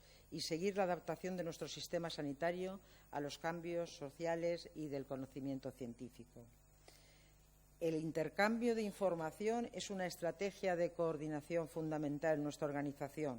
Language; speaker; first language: Spanish; native; Spanish